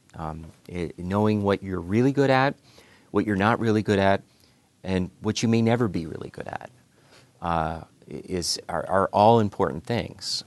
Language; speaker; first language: English; native; English